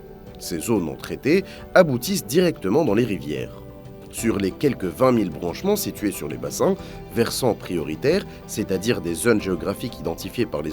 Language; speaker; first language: French; native; French